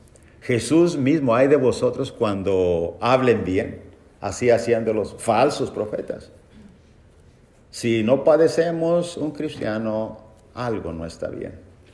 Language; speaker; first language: Spanish; native; Spanish